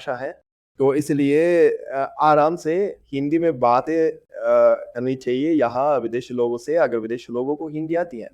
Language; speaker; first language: Hindi; non-native, fluent; Russian